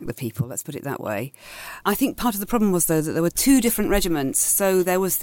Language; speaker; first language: English; native; English